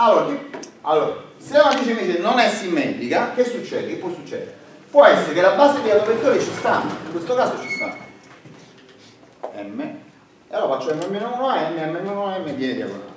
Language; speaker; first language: Italian; native; Italian